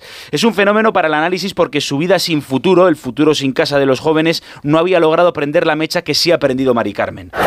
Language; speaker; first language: Spanish; native; Spanish